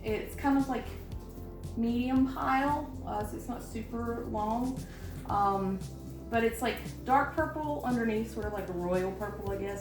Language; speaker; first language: English; native; English